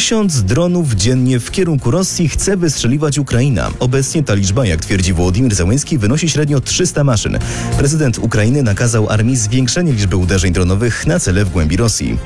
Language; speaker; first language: Polish; native; Polish